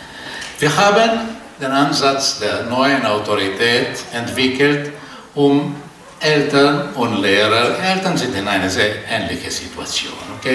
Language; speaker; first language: German; non-native, fluent; Portuguese